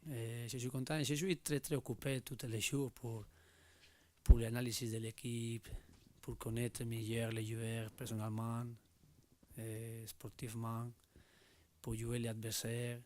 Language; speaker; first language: French; non-native, learner; Spanish